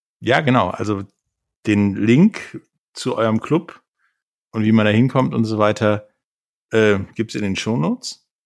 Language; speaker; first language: German; native; German